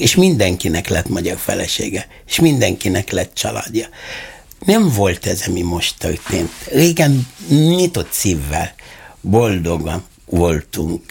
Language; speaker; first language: Hungarian; non-native, fluent; Arabic